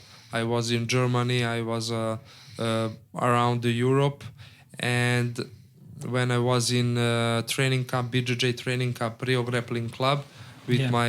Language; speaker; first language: English; non-native, learner; Serbian